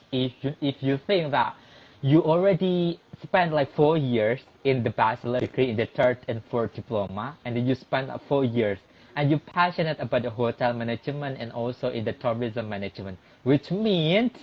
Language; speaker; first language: English; non-native, local second language; Indonesian